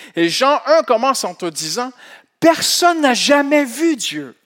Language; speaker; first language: French; native; French